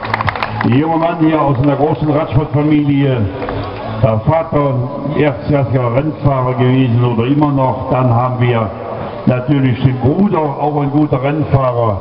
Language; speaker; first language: German; native; German